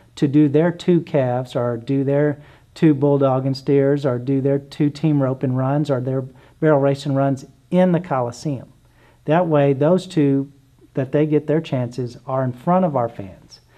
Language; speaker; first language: English; native; English